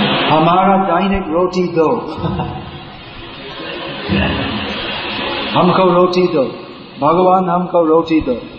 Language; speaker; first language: Hindi; non-native, learner; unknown